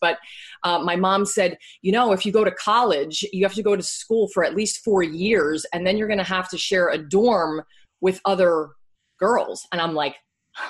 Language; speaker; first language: English; native; English